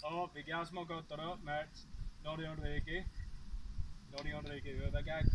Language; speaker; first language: Hungarian; non-native, learner; Welsh